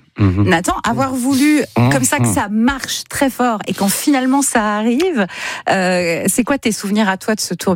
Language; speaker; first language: French; native; French